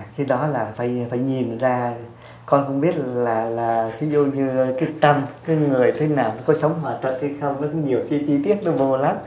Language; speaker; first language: Vietnamese; native; Vietnamese